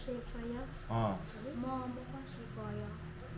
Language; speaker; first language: Korean; non-native, learner; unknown